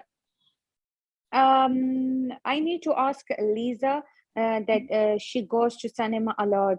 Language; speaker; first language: English; non-native, learner; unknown